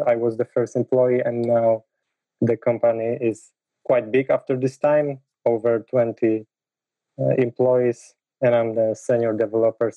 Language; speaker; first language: English; non-native, fluent; Polish